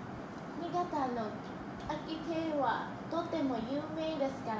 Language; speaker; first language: Japanese; non-native, learner; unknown